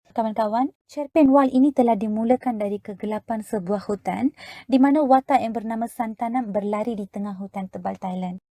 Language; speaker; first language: Malay; non-native, local second language; Tamil